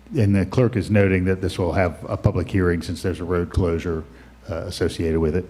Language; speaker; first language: English; native; English